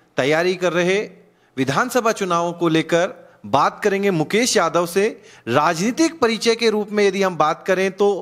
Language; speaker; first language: Hindi; native; Hindi